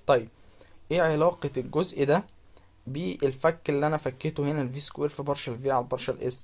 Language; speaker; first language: Arabic; native; Arabic